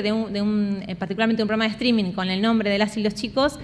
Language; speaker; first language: Spanish; native; Spanish